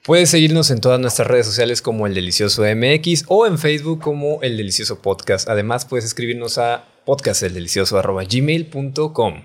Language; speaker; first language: Spanish; native; Spanish